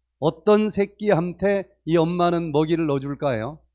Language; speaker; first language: Korean; native; Korean